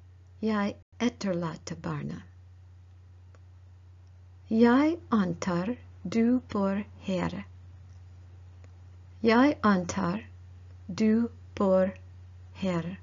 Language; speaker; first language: Norwegian; non-native, learner; English